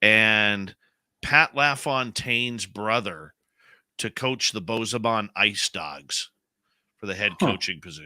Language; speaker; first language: English; native; English